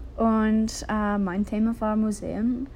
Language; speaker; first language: German; non-native, learner; English